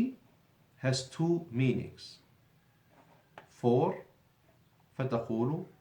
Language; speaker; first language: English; non-native, fluent; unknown